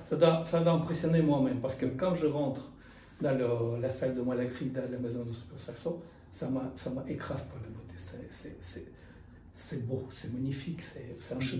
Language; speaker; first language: French; non-native, fluent; Russian